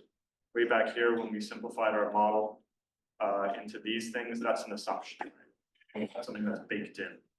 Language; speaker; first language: English; native; English